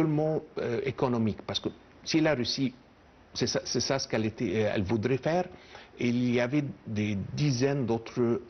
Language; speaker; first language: French; non-native, fluent; Arabic